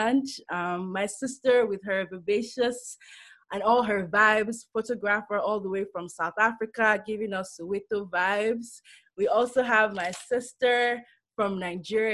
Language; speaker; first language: English; non-native, local second language; Yoruba